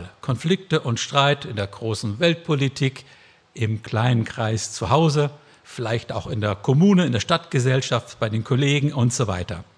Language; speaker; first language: German; native; German